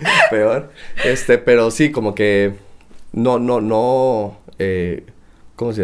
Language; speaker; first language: Spanish; native; Spanish